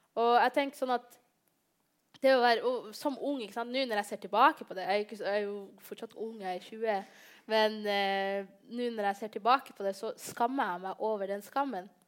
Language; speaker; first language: Norwegian; early bilingual, other home language; Somali